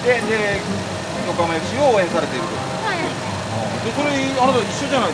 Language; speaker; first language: Japanese; native; Japanese